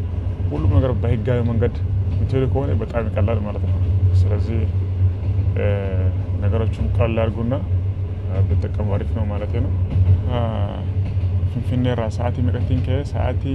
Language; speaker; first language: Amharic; non-native, local second language; Oromo